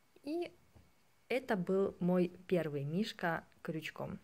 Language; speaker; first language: Russian; native; Russian